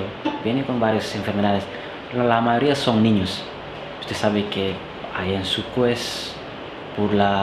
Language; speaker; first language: Spanish; non-native, learner; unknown